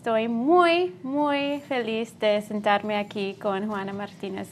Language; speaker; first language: Spanish; non-native, learner; English